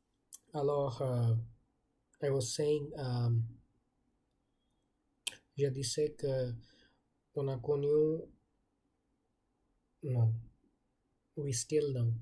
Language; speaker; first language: French; non-native, learner; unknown